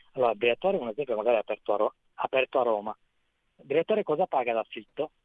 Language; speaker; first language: Italian; native; Italian